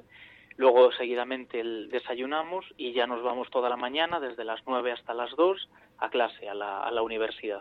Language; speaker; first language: Spanish; native; Spanish